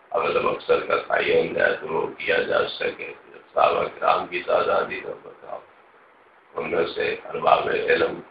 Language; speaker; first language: Urdu; non-native, local second language; Punjabi